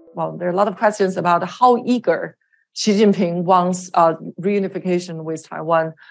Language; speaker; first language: English; non-native, fluent; Chinese